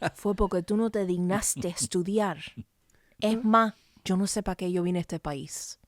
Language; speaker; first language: Spanish; early bilingual, heritage; Spanish